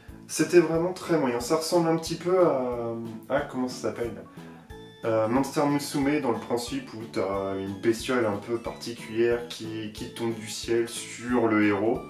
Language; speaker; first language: French; native; French